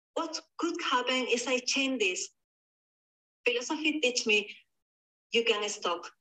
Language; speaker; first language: English; non-native, learner; Spanish